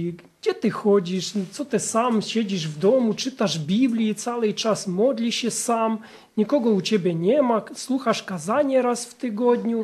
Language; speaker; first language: Polish; non-native, fluent; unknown